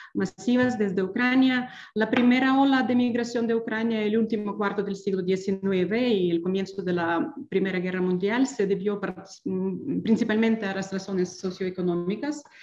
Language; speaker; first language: Spanish; non-native, fluent; Ukrainian